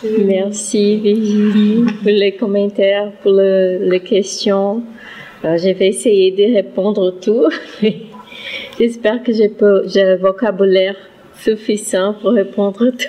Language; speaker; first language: French; non-native, learner; Portuguese